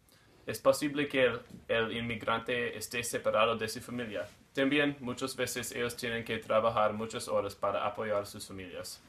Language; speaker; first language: Spanish; non-native, learner; English